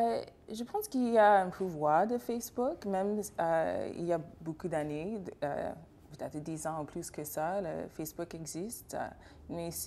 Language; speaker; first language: French; non-native, fluent; English